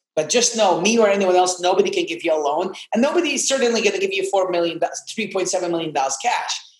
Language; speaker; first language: English; non-native, fluent; Arabic